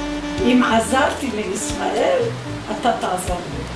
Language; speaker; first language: Hebrew; early bilingual, other home language; Spanish